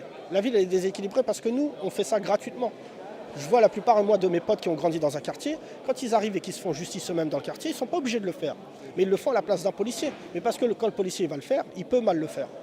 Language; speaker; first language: French; native; French